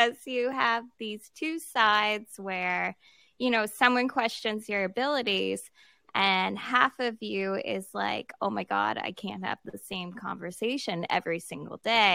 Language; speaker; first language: English; native; English